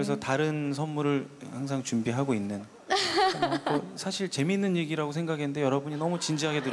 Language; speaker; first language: Korean; native; Korean